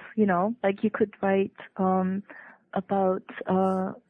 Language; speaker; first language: English; non-native, fluent; German